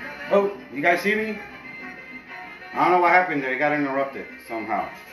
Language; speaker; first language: English; early bilingual, other home language; Spanish